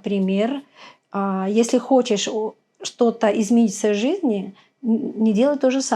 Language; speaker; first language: Russian; native; Russian